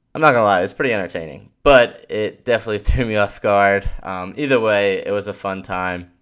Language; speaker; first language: English; native; English